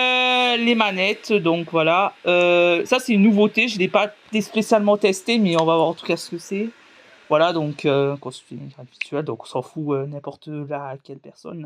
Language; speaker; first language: French; native; French